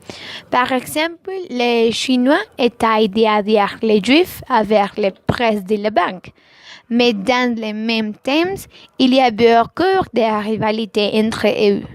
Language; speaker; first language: French; non-native, learner; Spanish